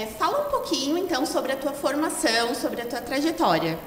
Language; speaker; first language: Portuguese; native; Portuguese